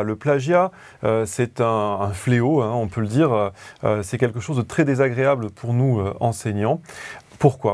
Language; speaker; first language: French; native; French